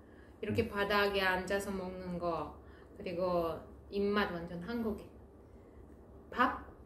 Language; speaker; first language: Korean; non-native, fluent; Russian